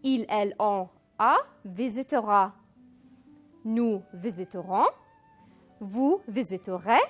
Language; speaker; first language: French; non-native, fluent; Arabic